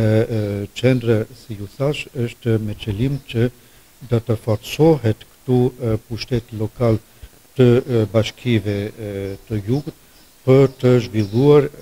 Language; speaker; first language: Albanian; non-native, fluent; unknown